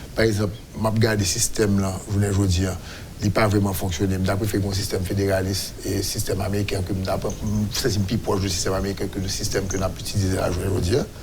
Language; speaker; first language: French; non-native, local second language; Haitian Creole